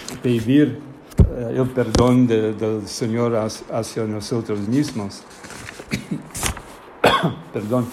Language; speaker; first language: Spanish; non-native, fluent; English